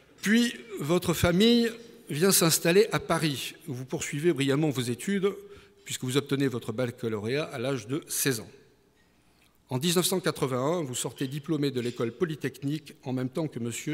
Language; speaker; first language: French; native; French